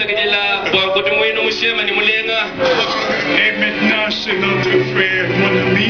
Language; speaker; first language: French; non-native, learner; German